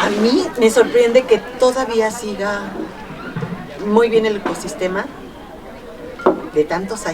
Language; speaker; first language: Spanish; native; Spanish